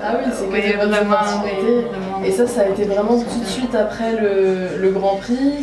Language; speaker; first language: French; native; French